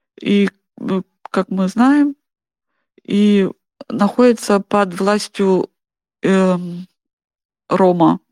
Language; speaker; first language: Russian; non-native, fluent; German